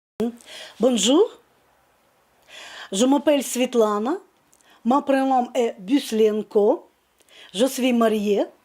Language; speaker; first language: French; non-native, learner; Russian